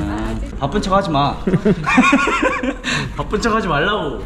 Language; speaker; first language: Korean; native; Korean